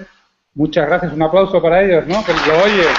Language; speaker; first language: Spanish; native; Spanish